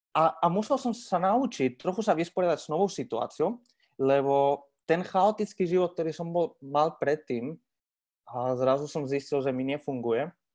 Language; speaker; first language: Slovak; non-native, fluent; Spanish